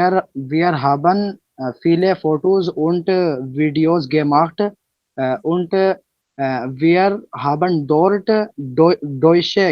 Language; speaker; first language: German; non-native, learner; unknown